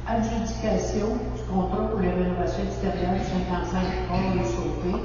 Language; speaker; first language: French; native; French